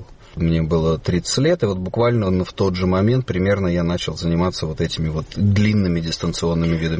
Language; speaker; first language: Russian; native; Russian